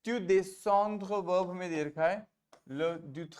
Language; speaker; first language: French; non-native, fluent; Hindi